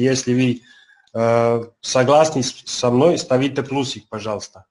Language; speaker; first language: Russian; non-native, learner; Serbian